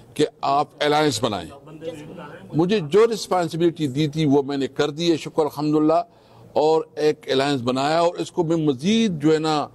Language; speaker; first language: Urdu; non-native, local second language; Pashto